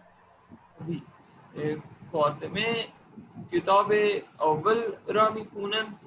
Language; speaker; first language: Persian; non-native, learner; Urdu